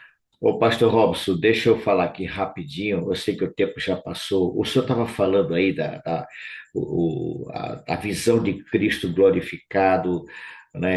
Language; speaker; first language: Portuguese; native; Portuguese